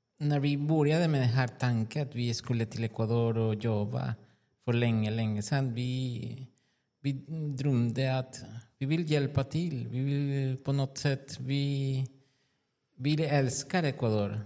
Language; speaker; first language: Swedish; non-native, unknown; Spanish